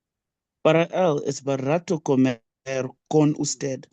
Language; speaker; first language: Spanish; non-native, learner; English